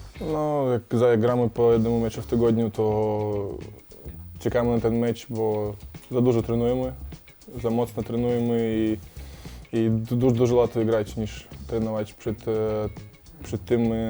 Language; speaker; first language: Polish; non-native, fluent; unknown